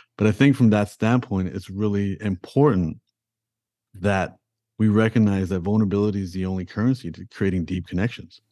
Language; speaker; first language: English; early bilingual, other home language; Punjabi